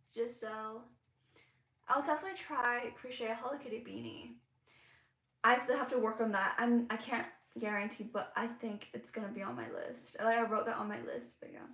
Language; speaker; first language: English; non-native, local second language; Cantonese